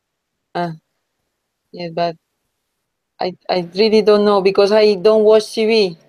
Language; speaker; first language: English; non-native, learner; Spanish